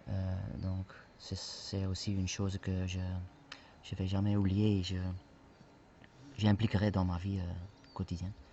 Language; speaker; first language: French; non-native, fluent; Spanish